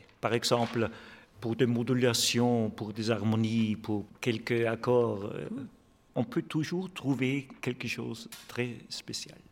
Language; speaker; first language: French; non-native, fluent; German